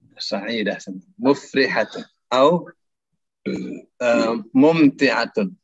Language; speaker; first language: Arabic; non-native, fluent; Indonesian